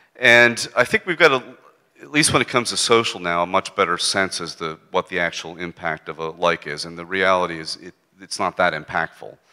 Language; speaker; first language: English; native; English